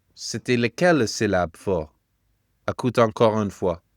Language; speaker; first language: French; non-native, fluent; English